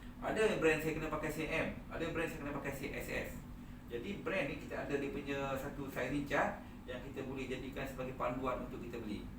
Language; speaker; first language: Malay; native; Malay